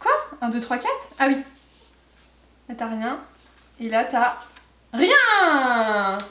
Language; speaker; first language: French; native; French